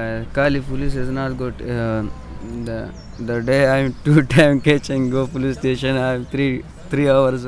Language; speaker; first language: English; non-native, learner; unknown